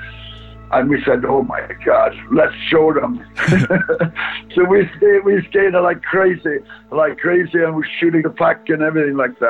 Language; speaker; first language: English; non-native, fluent; Swedish